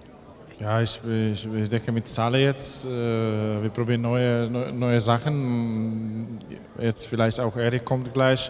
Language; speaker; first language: German; non-native, learner; Polish